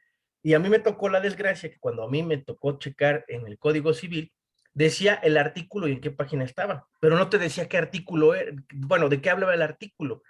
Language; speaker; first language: Spanish; native; Spanish